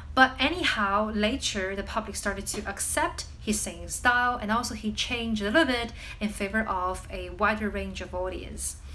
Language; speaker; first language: English; non-native, fluent; Chinese